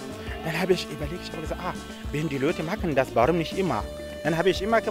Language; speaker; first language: German; non-native, learner; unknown